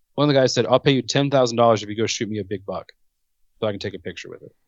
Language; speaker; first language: English; native; English